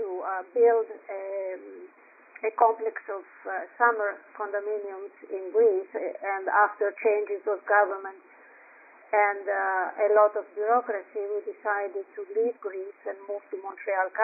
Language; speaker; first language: English; non-native, fluent; Greek